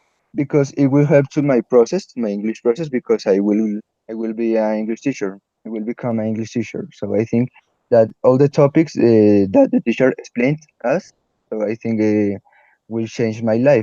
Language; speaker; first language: English; non-native, learner; Spanish